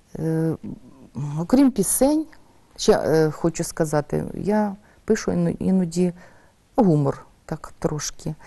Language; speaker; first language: Ukrainian; native; Ukrainian